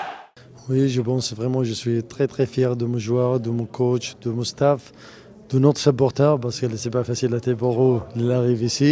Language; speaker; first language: French; non-native, learner; Arabic